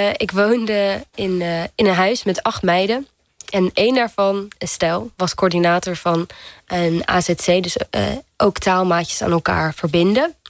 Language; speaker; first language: Dutch; early bilingual, heritage; Dutch